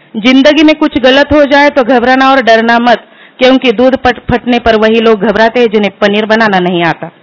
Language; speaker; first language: Hindi; non-native, local second language; Marathi